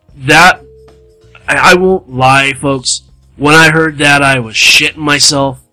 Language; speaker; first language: English; native; English